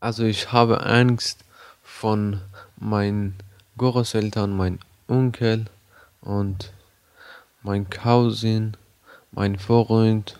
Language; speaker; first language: German; non-native, learner; Persian